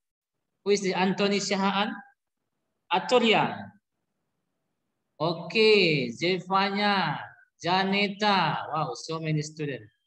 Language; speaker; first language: English; non-native, learner; Indonesian